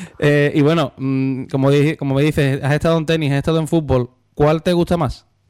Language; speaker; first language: Spanish; native; Spanish